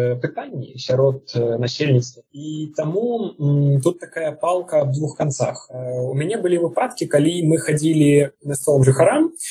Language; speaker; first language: Belarusian; non-native, local second language; Russian